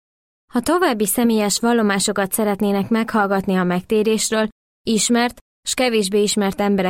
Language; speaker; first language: Hungarian; native; Hungarian